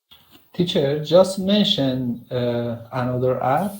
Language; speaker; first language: English; non-native, learner; Persian